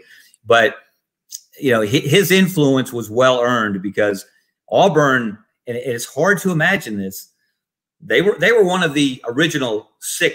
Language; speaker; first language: English; native; English